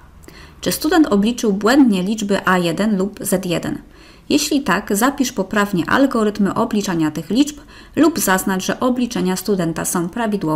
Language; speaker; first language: Polish; native; Polish